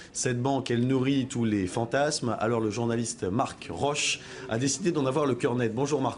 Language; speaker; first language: French; native; French